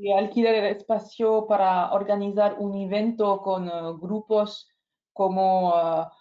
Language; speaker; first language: Spanish; non-native, fluent; French